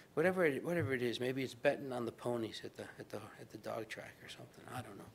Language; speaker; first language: English; native; English